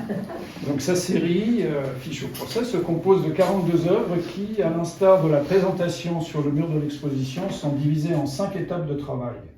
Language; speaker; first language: French; native; French